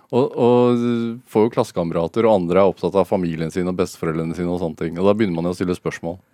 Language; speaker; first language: Norwegian; native; Norwegian